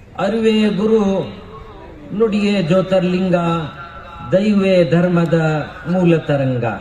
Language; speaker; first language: Kannada; non-native, local second language; Urdu